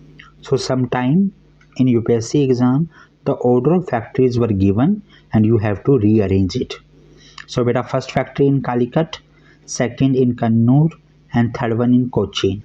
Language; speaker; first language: English; non-native, local second language; Hindi